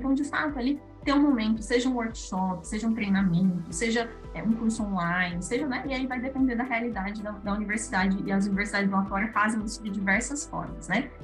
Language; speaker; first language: Portuguese; native; Portuguese